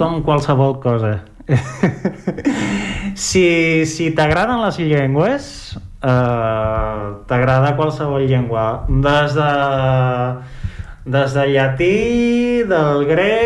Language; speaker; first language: Catalan; non-native, local second language; Spanish